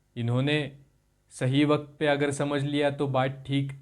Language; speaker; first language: Hindi; non-native, local second language; Marathi